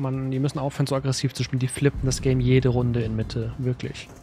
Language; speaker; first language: German; native; German